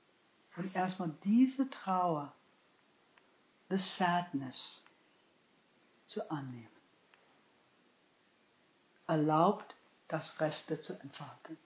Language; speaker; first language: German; non-native, fluent; English